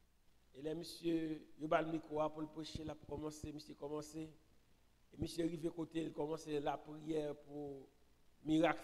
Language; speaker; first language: French; non-native, local second language; Haitian Creole